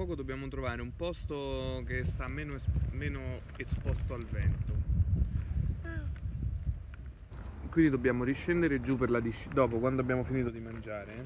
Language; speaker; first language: Italian; native; Italian